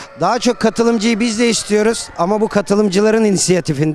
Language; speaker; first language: Turkish; native; Turkish